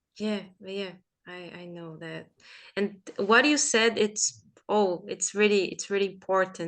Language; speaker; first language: English; non-native, fluent; Portuguese